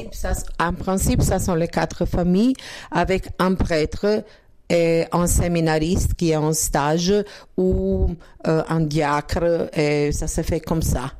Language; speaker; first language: French; non-native, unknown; Croatian